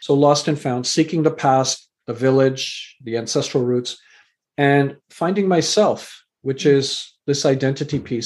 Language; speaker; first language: English; native; English